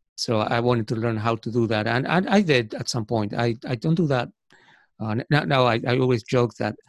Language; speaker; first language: English; non-native, fluent; Spanish